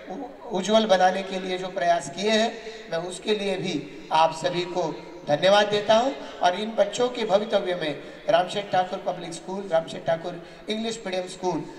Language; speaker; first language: Hindi; native; Hindi